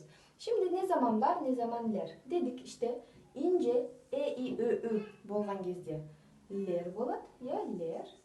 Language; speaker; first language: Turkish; non-native, fluent; Kazakh